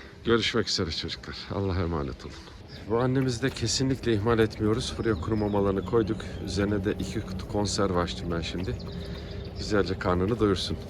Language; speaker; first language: Turkish; native; Turkish